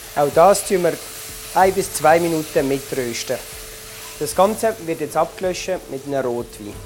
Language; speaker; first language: German; native; German